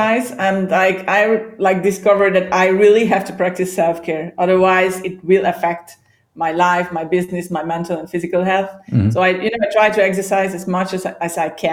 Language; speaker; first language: English; non-native, fluent; Hungarian